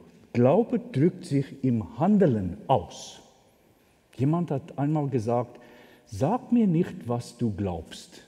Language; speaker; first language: German; non-native, fluent; Afrikaans